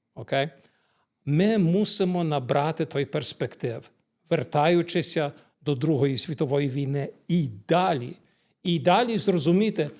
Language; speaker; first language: Ukrainian; early bilingual, heritage; Ukrainian